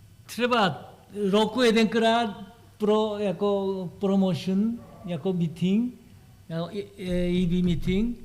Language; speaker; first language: Czech; non-native, learner; Korean